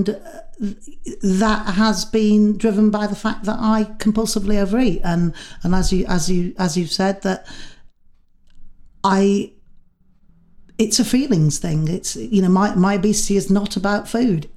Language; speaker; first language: English; native; English